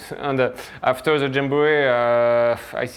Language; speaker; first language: English; non-native, fluent; French